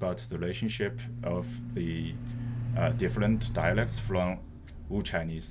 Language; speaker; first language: English; non-native, fluent; Chinese